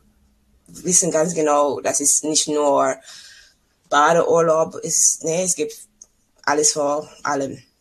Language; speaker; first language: German; non-native, learner; English